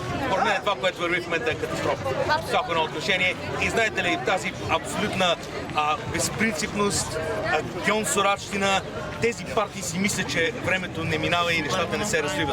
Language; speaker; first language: Bulgarian; native; Bulgarian